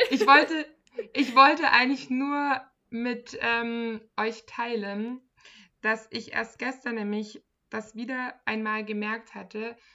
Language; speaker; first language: German; native; German